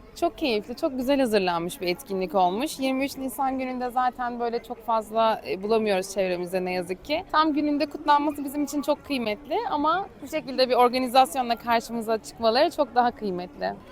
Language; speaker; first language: Turkish; native; Turkish